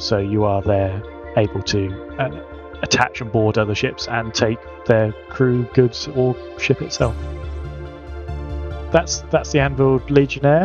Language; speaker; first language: English; native; English